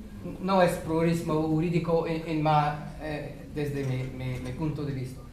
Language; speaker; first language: Spanish; non-native, fluent; French